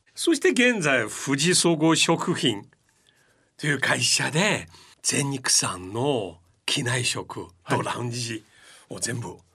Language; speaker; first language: Japanese; non-native, fluent; Chinese